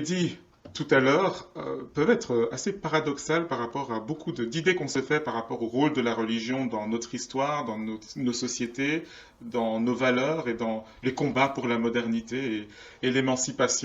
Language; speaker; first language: French; native; French